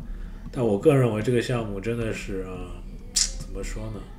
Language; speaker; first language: Chinese; native; Chinese